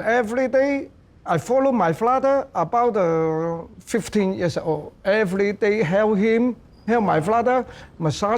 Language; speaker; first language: English; non-native, learner; Cantonese